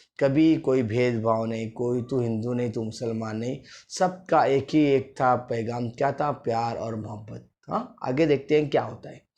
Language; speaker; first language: Urdu; native; Urdu